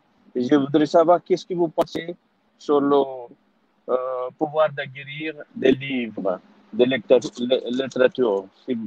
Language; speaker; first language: French; non-native, learner; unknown